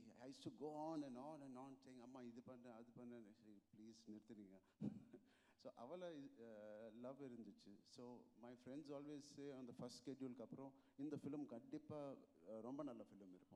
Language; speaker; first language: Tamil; non-native, local second language; Telugu